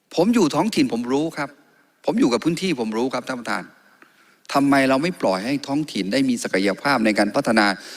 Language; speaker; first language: Thai; non-native, local second language; Karen languages